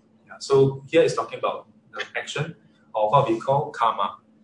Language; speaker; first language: English; non-native, local second language; Chinese